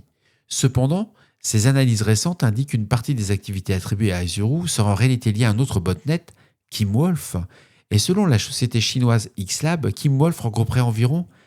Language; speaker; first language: French; native; French